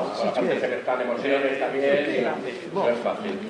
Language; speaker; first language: Spanish; native; Spanish